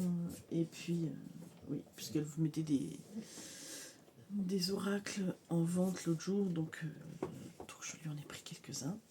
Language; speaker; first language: French; native; French